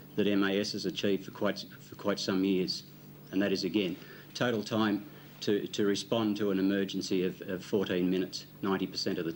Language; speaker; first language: English; native; English